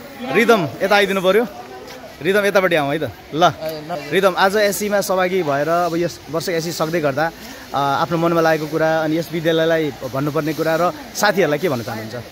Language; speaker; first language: Nepali; native; Nepali